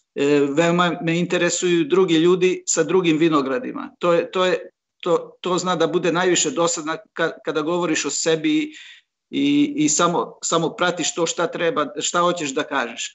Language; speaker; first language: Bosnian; non-native, local second language; Hungarian